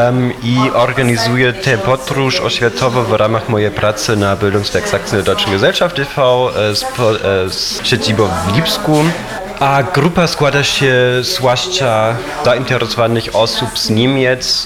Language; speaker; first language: Polish; non-native, fluent; German